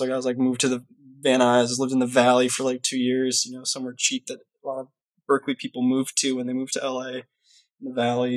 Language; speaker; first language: English; native; English